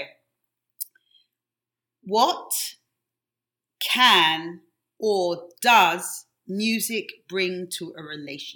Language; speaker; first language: English; native; English